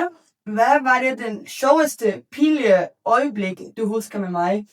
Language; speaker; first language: Danish; non-native, learner; Spanish